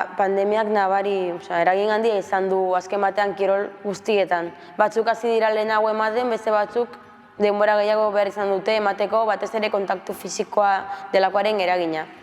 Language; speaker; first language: Basque; early bilingual, other home language; Spanish